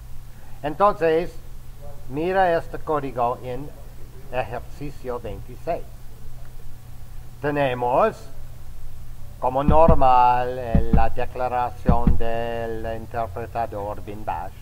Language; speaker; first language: Spanish; non-native, fluent; English